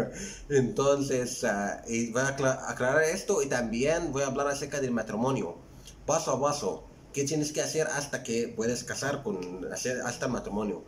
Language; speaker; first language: Spanish; non-native, fluent; Arabic